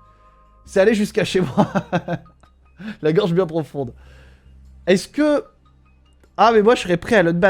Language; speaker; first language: French; native; French